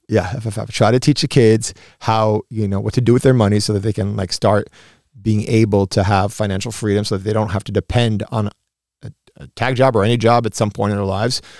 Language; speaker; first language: English; early bilingual, other home language; Spanish